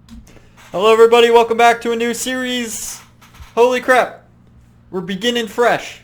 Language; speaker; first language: English; native; English